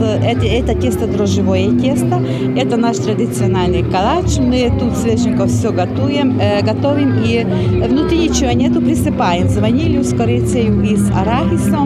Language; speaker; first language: Russian; non-native, local second language; Ukrainian